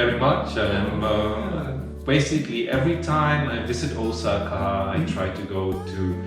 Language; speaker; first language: English; non-native, fluent; German